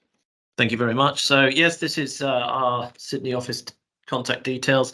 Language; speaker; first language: English; native; English